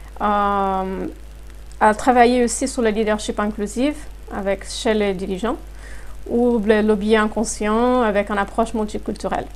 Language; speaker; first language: French; non-native, fluent; Portuguese